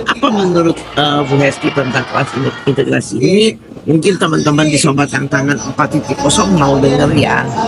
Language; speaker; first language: Indonesian; native; Indonesian